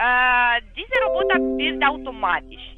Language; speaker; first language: German; non-native, learner; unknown